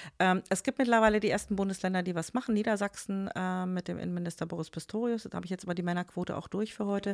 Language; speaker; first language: German; native; German